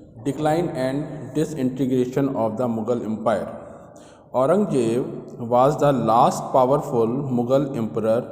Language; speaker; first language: English; non-native, local second language; Hindi